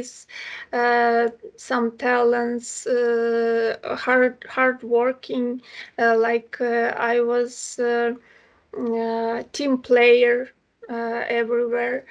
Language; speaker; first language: English; non-native, fluent; Ukrainian